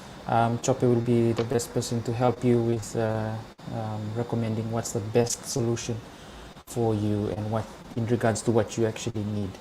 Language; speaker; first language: English; non-native, local second language; Fijian